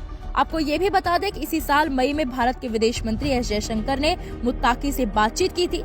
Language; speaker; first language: Hindi; native; Hindi